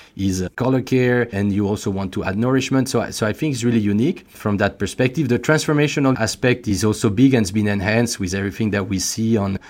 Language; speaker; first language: English; non-native, fluent; French